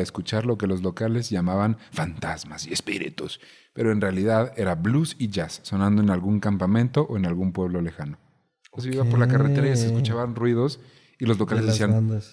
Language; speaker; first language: Spanish; native; Spanish